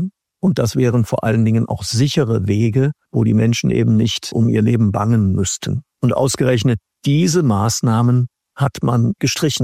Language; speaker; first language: German; native; German